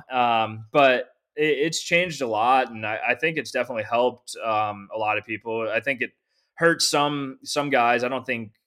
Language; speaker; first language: English; native; English